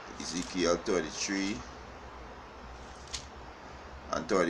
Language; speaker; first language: English; native; English